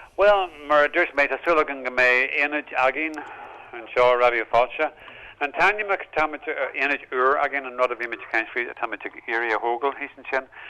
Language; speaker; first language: Irish; native; Irish